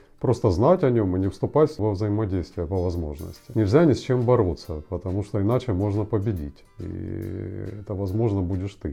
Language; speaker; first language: Russian; native; Russian